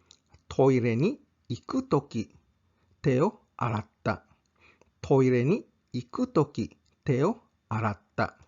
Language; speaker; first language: Japanese; non-native, fluent; English